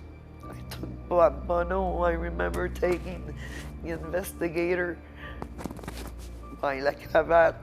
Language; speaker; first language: English; non-native, local second language; French